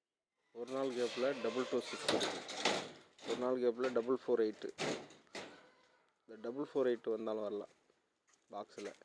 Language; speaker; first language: Tamil; native; Tamil